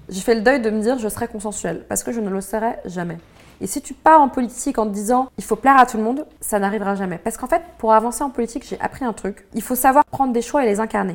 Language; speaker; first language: French; native; French